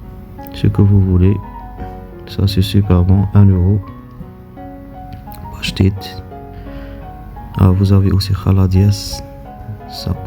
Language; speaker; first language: French; non-native, local second language; Arabic